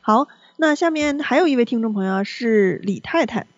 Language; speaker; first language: Chinese; native; Chinese